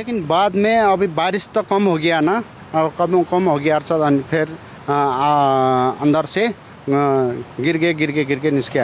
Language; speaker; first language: Hindi; non-native, learner; Nepali